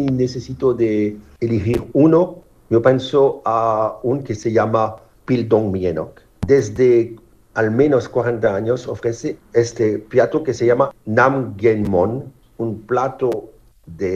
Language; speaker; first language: Spanish; non-native, fluent; French